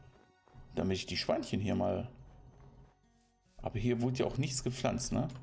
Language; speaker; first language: German; native; German